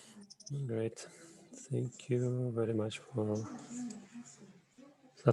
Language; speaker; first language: English; non-native, fluent; Russian